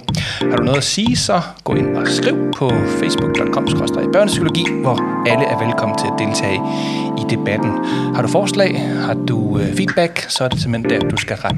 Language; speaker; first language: Danish; native; Danish